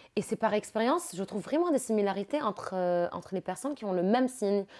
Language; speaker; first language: French; non-native, local second language; Arabic